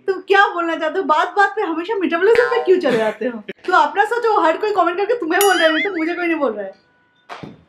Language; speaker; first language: Hindi; non-native, local second language; Bangla